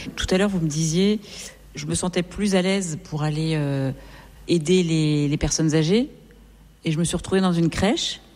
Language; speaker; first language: French; native; French